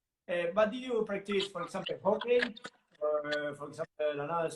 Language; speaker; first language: English; non-native, learner; Italian